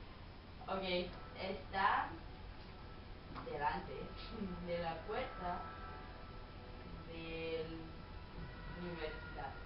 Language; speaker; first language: Spanish; non-native, learner; Bulgarian